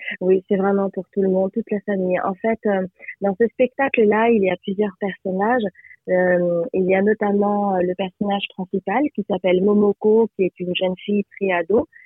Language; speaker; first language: French; early bilingual, other home language; Japanese